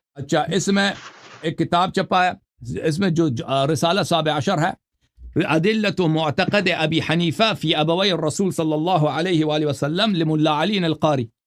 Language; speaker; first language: Urdu; non-native, fluent; Persian